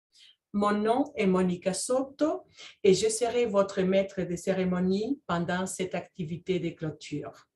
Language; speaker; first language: French; non-native, fluent; Spanish